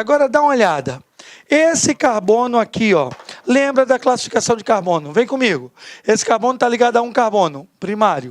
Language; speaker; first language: Portuguese; native; Portuguese